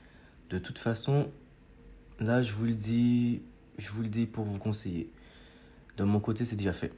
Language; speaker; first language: French; native; French